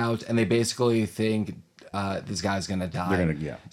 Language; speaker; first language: English; native; English